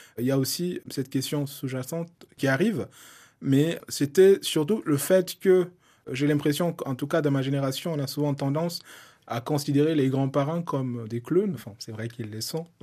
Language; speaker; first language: French; non-native, local second language; Soninke